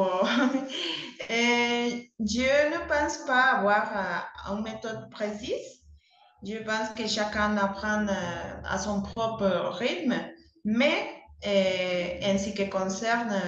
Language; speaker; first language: French; non-native, learner; Spanish